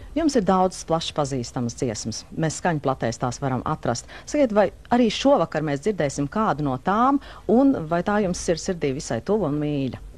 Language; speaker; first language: Latvian; early bilingual, heritage; Latvian